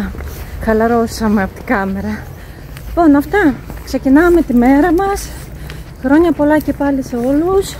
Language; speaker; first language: Greek; native; Greek